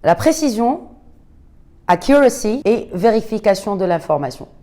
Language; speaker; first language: French; non-native, local second language; Arabic